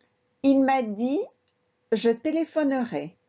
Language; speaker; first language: French; non-native, fluent; Spanish